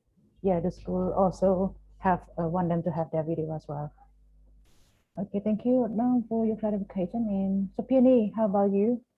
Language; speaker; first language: English; non-native, fluent; Khmer